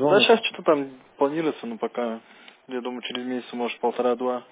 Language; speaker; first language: Russian; native; Russian